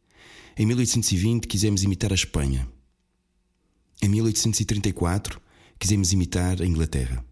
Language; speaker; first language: Portuguese; native; Portuguese